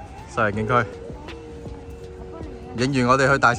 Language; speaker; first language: Chinese; native; Chinese